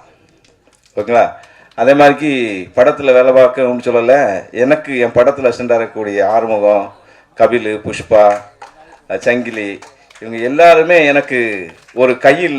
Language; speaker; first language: Tamil; native; Tamil